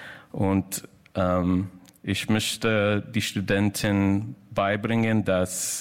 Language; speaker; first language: German; non-native, learner; English